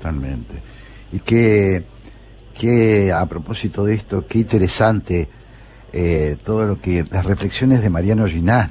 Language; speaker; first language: Spanish; native; Spanish